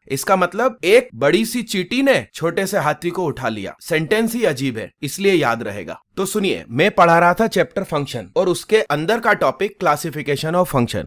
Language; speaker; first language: Hindi; non-native, local second language; Gujarati